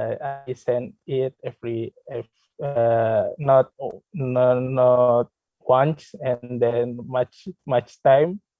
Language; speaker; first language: English; non-native, learner; Indonesian